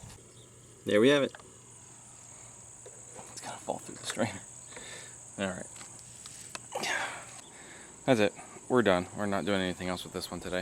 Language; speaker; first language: English; native; English